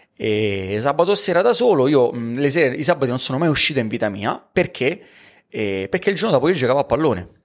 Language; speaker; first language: Italian; native; Italian